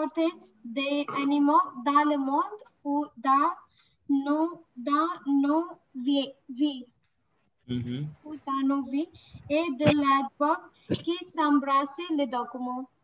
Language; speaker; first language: French; non-native, learner; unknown